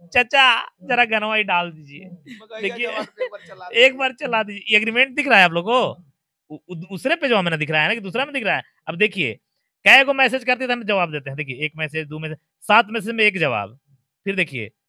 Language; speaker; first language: Hindi; native; Hindi